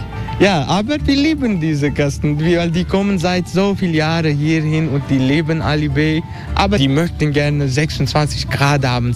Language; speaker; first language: German; non-native, learner; Turkish